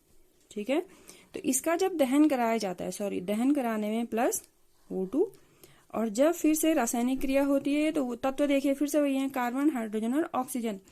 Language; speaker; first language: Hindi; native; Hindi